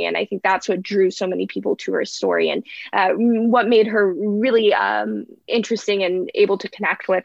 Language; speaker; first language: English; native; English